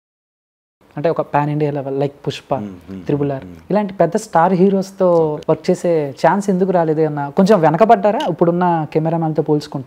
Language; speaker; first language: Telugu; native; Telugu